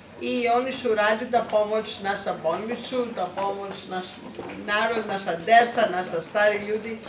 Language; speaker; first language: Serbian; non-native, learner; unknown